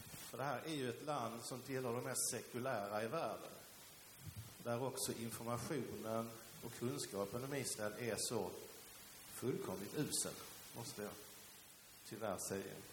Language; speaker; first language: Swedish; early bilingual, other home language; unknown